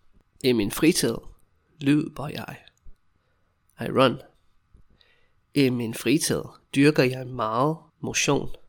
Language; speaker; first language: Danish; non-native, fluent; English